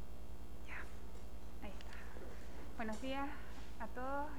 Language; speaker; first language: Spanish; native; Spanish